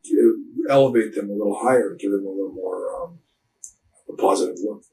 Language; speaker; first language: English; native; English